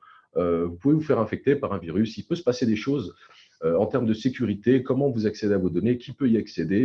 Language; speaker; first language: French; native; French